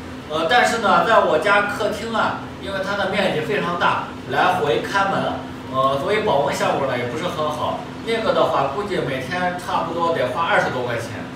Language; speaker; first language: Chinese; native; Chinese